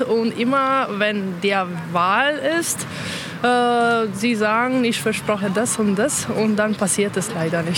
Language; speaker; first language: German; non-native, learner; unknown